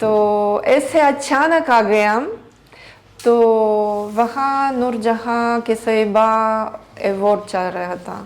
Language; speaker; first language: Hindi; non-native, learner; Greek